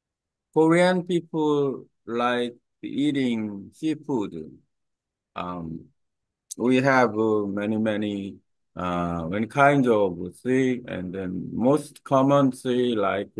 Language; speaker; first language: English; non-native, learner; Korean